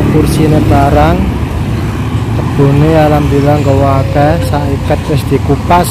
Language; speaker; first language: Indonesian; non-native, local second language; Javanese